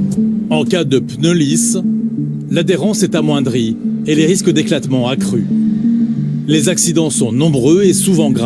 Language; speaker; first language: French; native; French